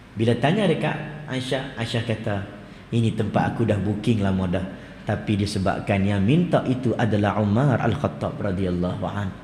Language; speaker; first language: Malay; native; Malay